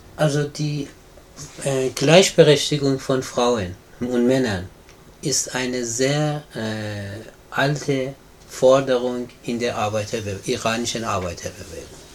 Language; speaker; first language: German; non-native, fluent; Persian